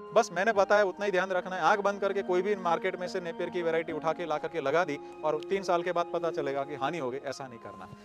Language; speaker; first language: Hindi; non-native, local second language; Gujarati